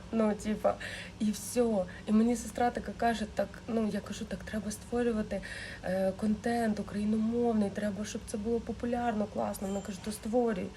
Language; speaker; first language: Ukrainian; non-native, local second language; Russian